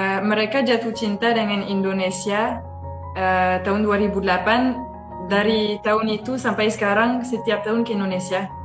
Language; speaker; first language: Indonesian; non-native, fluent; French